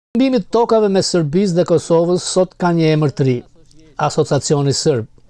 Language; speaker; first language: Albanian; native; Albanian